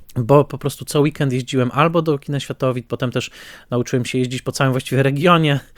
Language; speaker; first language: Polish; native; Polish